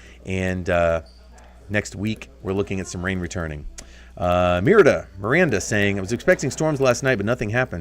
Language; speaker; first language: English; native; English